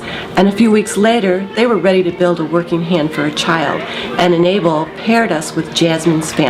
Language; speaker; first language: English; native; English